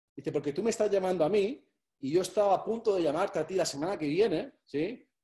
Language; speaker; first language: Spanish; native; Spanish